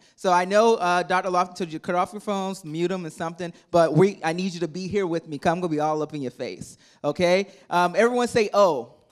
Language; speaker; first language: English; native; English